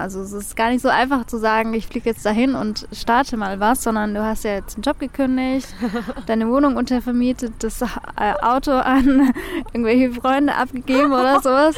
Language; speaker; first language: German; native; German